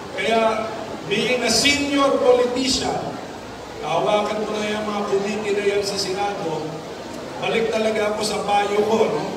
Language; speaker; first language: Filipino; native; Filipino